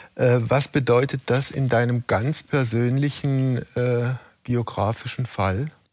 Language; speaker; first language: German; native; German